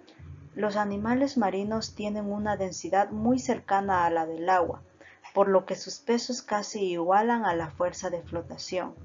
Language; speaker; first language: Spanish; native; Spanish